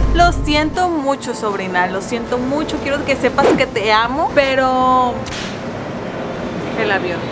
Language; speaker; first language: Spanish; native; Spanish